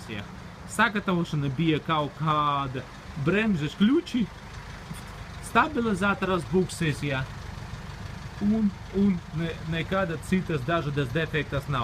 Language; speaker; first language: Latvian; non-native, local second language; Russian